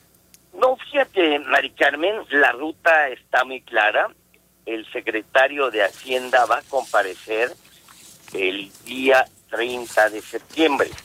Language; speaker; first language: Spanish; native; Spanish